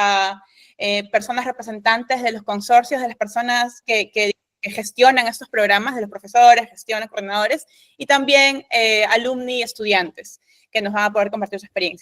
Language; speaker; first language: Spanish; native; Spanish